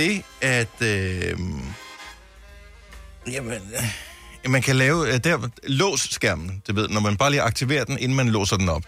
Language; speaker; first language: Danish; native; Danish